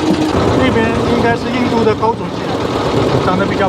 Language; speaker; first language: Chinese; native; Chinese